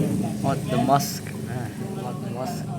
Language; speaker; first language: English; non-native, learner; Indonesian